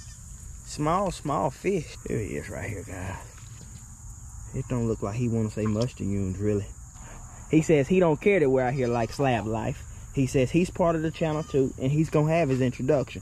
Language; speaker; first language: English; native; English